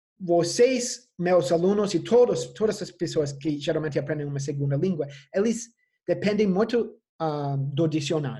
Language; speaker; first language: Portuguese; non-native, fluent; English